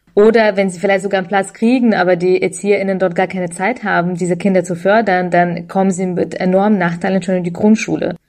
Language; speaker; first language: German; early bilingual, other home language; Russian